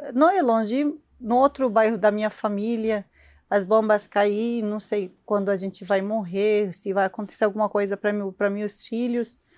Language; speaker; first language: Portuguese; non-native, learner; Arabic